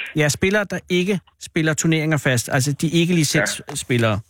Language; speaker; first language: Danish; native; Danish